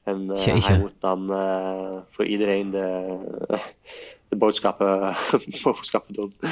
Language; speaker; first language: Dutch; non-native, fluent; Norwegian